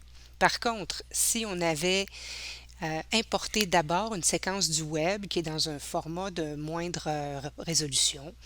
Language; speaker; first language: French; native; French